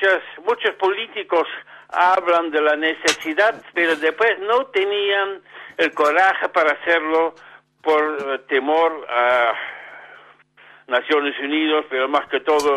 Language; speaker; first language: Spanish; non-native, fluent; Dutch